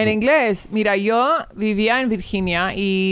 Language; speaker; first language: Spanish; early bilingual, heritage; English